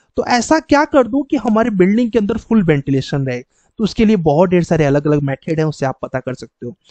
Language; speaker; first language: Hindi; native; Hindi